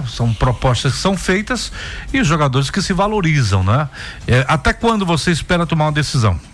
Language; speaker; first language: Portuguese; native; Portuguese